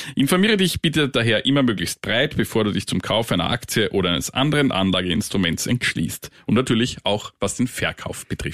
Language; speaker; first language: German; native; German